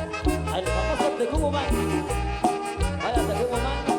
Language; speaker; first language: Spanish; native; Spanish